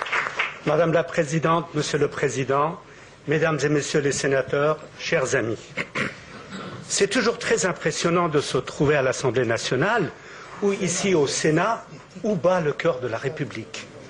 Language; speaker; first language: French; native; French